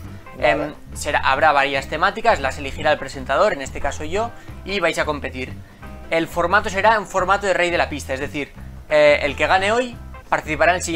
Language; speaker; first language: Spanish; native; Spanish